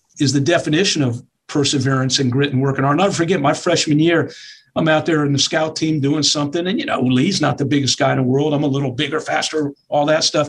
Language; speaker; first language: English; native; English